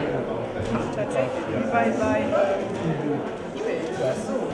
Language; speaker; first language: German; native; German